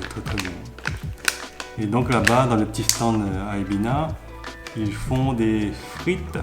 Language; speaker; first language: French; native; French